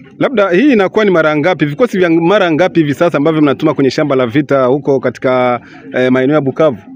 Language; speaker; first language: Swahili; native; Swahili